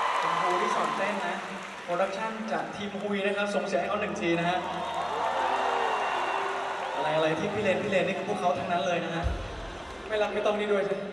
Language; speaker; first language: Thai; native; Thai